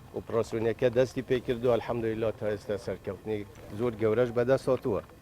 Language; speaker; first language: Central Kurdish; non-native, local second language; Kurdish